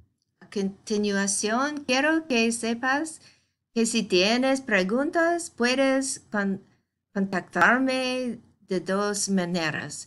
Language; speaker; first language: Spanish; non-native, fluent; English